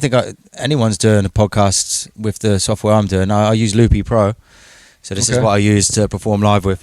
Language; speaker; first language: English; native; English